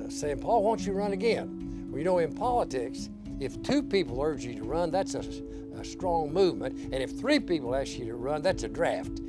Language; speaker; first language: English; native; English